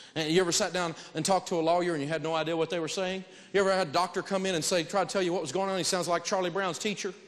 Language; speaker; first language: English; native; English